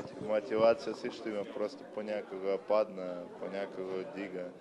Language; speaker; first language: Bulgarian; non-native, learner; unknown